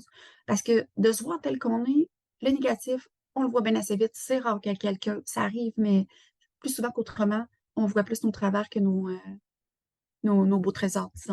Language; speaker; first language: French; native; French